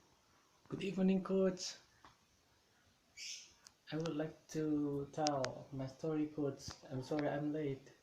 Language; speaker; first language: English; non-native, learner; Indonesian